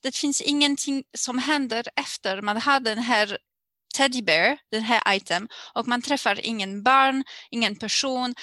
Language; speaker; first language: Swedish; non-native, learner; French